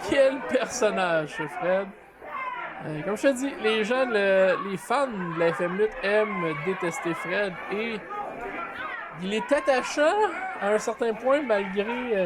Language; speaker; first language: French; native; French